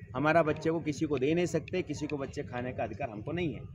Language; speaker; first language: Hindi; non-native, local second language; Kannada